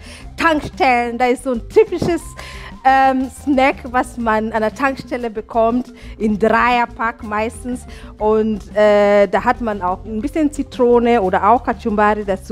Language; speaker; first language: German; non-native, fluent; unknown